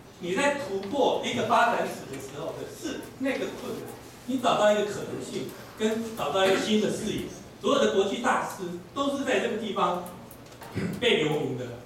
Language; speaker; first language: Chinese; native; Chinese